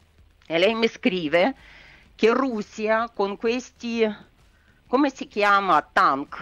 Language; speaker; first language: Italian; non-native, learner; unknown